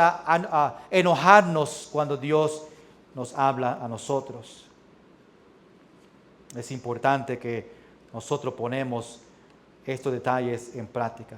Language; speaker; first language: Spanish; early bilingual, heritage; English